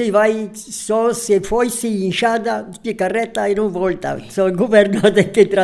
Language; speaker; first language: Portuguese; non-native, local second language; Polish